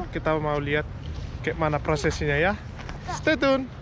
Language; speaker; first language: Indonesian; native; Indonesian